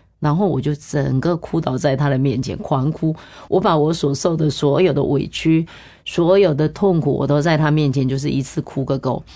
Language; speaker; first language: Chinese; native; Chinese